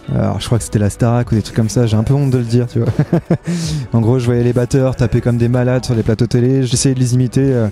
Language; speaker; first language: French; native; French